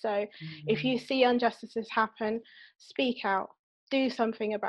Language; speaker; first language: English; native; English